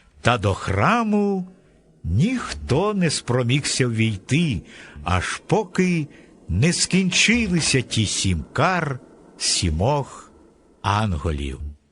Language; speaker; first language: Ukrainian; native; Ukrainian